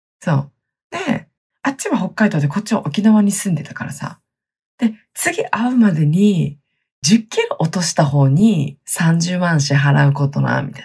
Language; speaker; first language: Japanese; native; Japanese